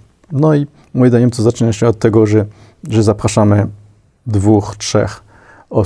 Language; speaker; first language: Polish; non-native, fluent; French